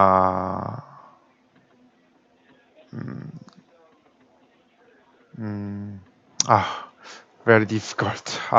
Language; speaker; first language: English; non-native, learner; Korean